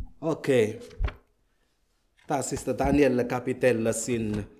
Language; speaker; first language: German; non-native, learner; Malagasy